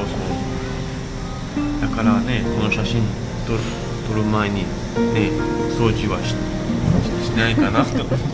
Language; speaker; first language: Japanese; non-native, learner; French